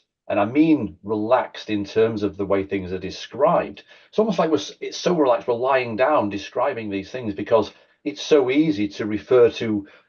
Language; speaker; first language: English; native; English